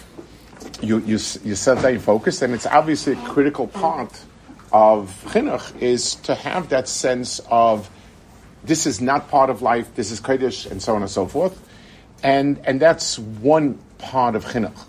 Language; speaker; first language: English; native; English